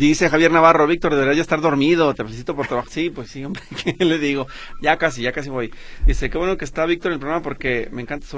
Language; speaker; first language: Spanish; native; Spanish